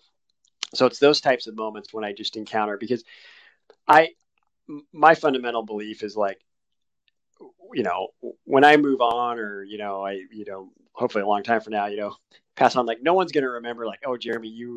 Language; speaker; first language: English; native; English